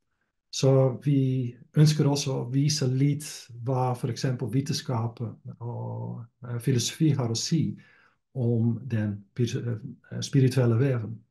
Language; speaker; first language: Norwegian; non-native, fluent; Dutch